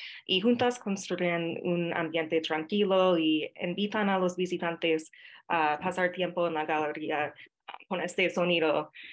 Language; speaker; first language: Spanish; non-native, fluent; English